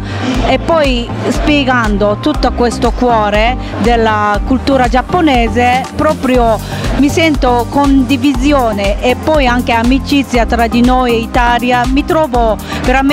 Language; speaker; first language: Italian; non-native, learner; Japanese